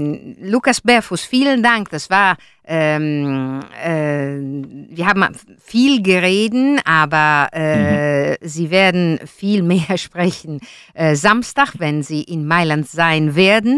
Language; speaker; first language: German; non-native, learner; Italian